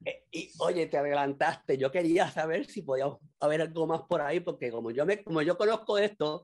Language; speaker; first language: Spanish; native; Spanish